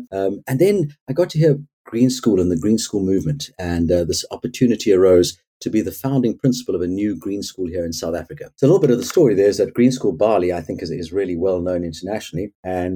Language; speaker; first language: English; native; English